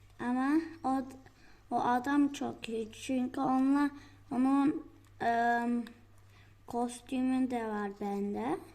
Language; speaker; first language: Turkish; early bilingual, heritage; Turkish